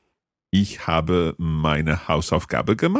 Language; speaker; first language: German; non-native, learner; English